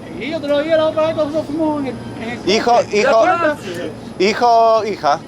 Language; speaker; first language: Spanish; non-native, learner; Polish